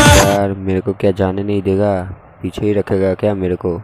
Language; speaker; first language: Hindi; non-native, local second language; Bangla